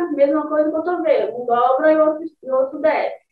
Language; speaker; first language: Portuguese; native; Portuguese